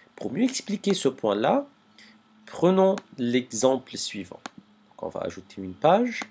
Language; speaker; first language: French; non-native, local second language; Arabic